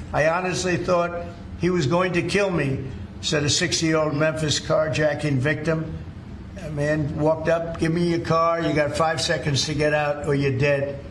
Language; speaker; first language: English; native; English